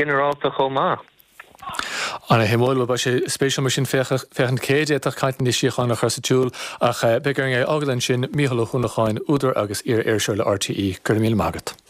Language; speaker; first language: Irish; native; Irish